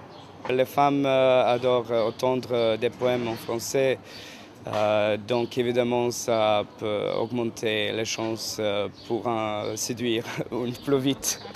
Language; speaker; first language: French; non-native, fluent; Serbian